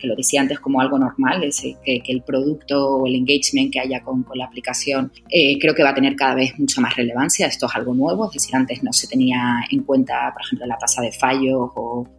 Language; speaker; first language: Spanish; native; Spanish